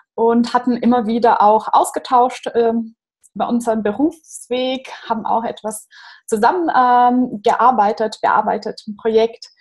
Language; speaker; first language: German; non-native, fluent; Portuguese